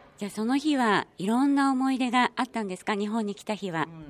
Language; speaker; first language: Japanese; native; Japanese